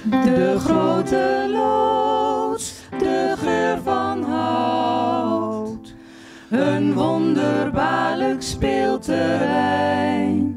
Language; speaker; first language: Dutch; native; Dutch